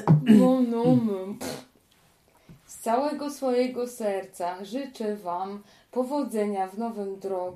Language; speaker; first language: Polish; non-native, learner; French